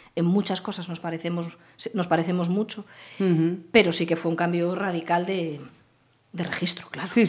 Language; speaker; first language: Spanish; native; Spanish